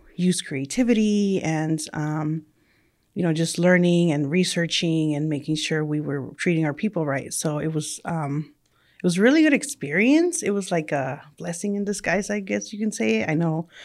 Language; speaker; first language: English; early bilingual, other home language; Spanish